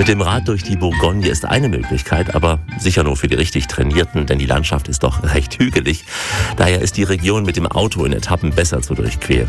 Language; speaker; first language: German; native; German